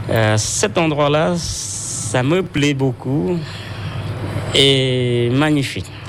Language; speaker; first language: French; non-native, local second language; Khmer